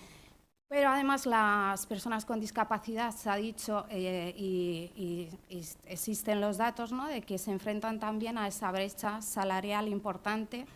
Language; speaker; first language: Spanish; native; Spanish